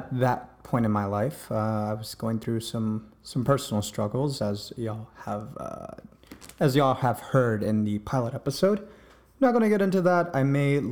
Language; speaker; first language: English; native; English